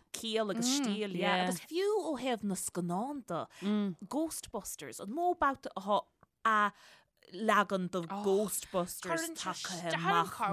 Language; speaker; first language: Irish; native; Irish